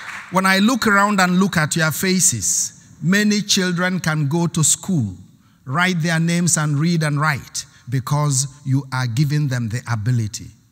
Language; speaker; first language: English; non-native, local second language; Igbo